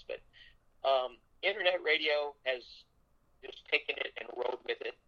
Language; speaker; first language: English; native; English